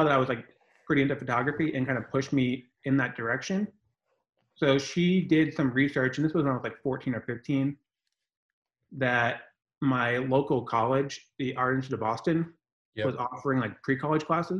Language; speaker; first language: English; native; English